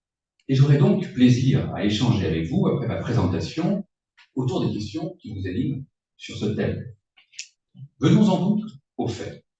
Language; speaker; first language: French; native; French